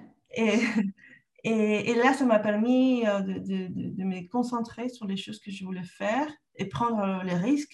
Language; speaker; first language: French; non-native, fluent; Spanish